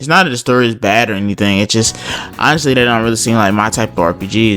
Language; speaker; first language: English; native; English